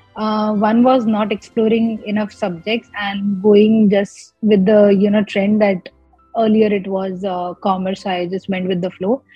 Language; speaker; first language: English; non-native, local second language; Gujarati